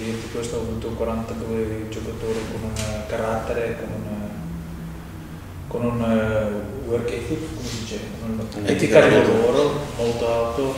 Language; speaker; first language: Italian; non-native, fluent; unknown